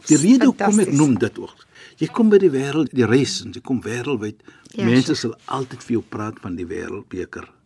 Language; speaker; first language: Afrikaans; non-native, fluent; Arabic